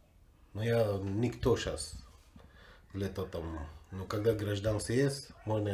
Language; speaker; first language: Russian; non-native, local second language; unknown